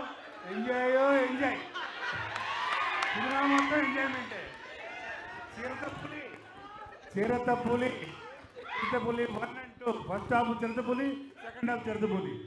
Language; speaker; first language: Telugu; native; Telugu